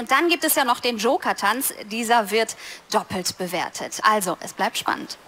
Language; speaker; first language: German; native; German